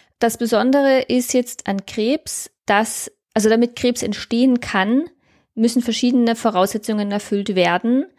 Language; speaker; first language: German; native; German